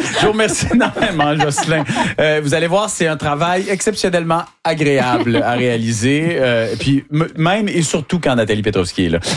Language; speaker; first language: French; native; French